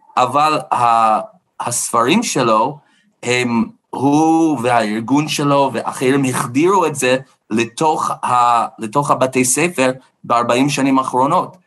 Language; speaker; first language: Hebrew; non-native, fluent; English